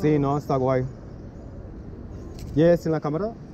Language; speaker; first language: Spanish; non-native, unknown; English